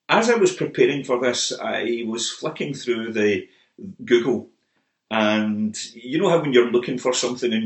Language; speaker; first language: English; native; English